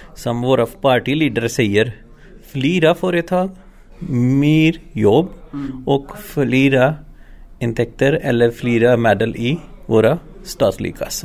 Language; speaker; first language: Swedish; non-native, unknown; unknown